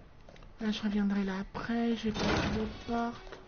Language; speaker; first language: French; native; French